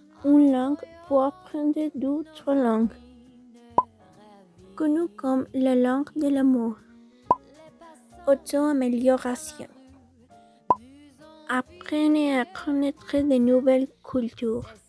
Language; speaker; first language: French; non-native, learner; Spanish